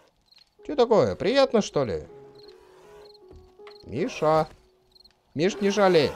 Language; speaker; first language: Russian; native; Russian